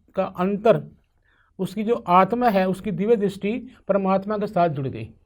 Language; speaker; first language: Hindi; non-native, local second language; Punjabi